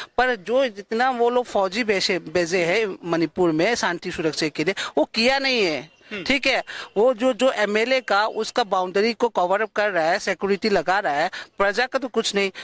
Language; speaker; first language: Hindi; non-native, local second language; Manipuri